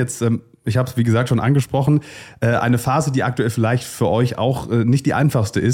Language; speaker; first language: German; native; German